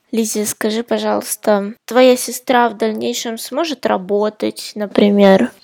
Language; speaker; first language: Russian; native; Russian